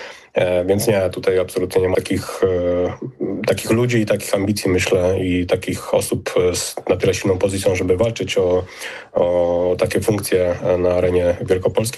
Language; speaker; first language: Polish; native; Polish